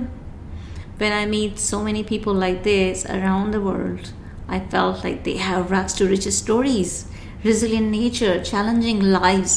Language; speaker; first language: English; non-native, local second language; Hindi